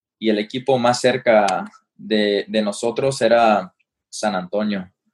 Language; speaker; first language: Spanish; early bilingual, heritage; Spanish